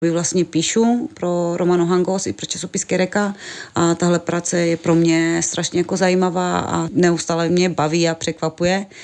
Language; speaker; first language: Czech; non-native, local second language; Romany